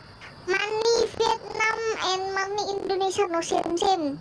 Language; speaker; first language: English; non-native, learner; Vietnamese